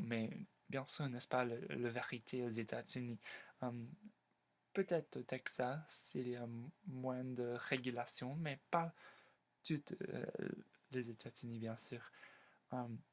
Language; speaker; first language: French; non-native, learner; English